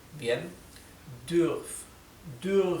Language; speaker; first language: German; non-native, fluent; Spanish